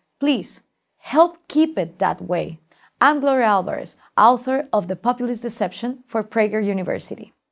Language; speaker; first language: English; non-native, fluent; Spanish